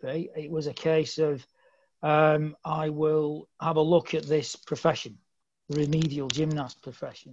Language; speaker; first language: English; native; English